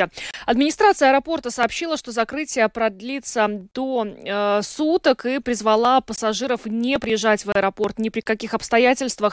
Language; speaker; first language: Russian; native; Russian